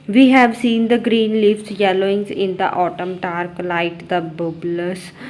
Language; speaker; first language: English; non-native, local second language; Punjabi